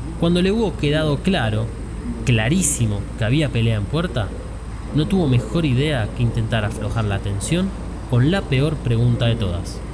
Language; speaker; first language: Spanish; native; Spanish